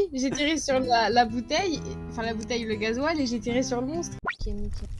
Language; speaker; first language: French; native; French